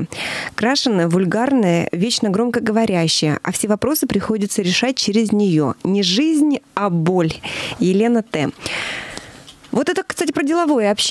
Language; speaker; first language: Russian; native; Russian